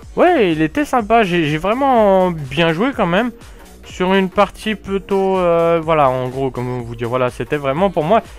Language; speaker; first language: French; native; French